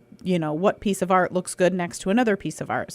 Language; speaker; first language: English; native; English